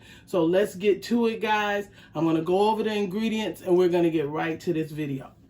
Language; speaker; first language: English; native; English